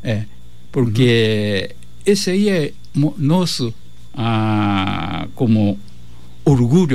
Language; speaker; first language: Portuguese; non-native, learner; Japanese